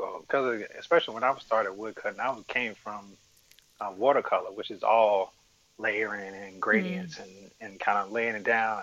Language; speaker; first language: English; native; English